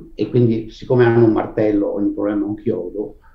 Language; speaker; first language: Italian; native; Italian